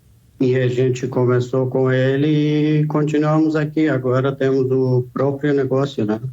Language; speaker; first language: Portuguese; non-native, fluent; Persian